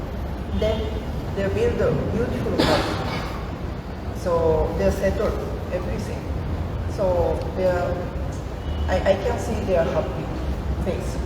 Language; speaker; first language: English; non-native, learner; Japanese